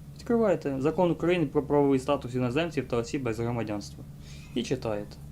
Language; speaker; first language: Ukrainian; non-native, local second language; Russian